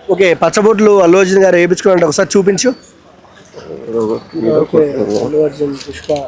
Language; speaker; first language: Telugu; native; Telugu